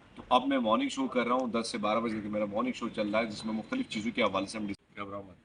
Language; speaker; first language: Urdu; non-native, local second language; Pashto